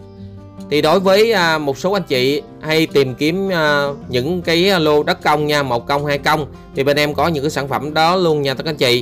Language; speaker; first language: Vietnamese; native; Vietnamese